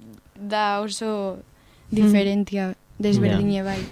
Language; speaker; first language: Basque; non-native, learner; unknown